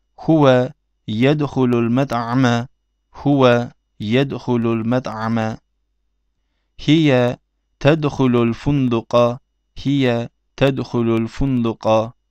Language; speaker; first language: Arabic; non-native, fluent; Turkish